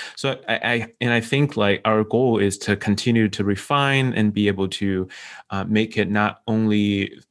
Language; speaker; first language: English; non-native, fluent; Chinese